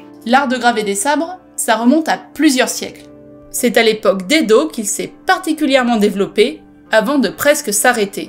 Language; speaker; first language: French; native; French